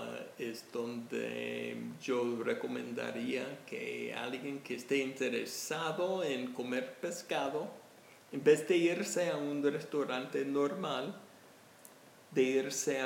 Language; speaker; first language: Spanish; non-native, fluent; English